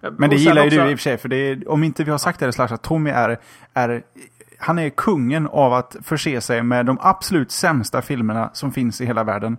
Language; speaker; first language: Swedish; native; Swedish